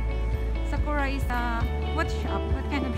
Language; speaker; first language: English; non-native, learner; Filipino